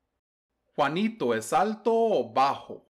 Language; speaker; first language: Spanish; non-native, fluent; English